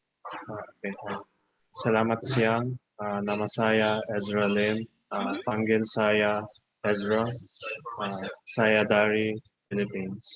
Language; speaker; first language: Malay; non-native, learner; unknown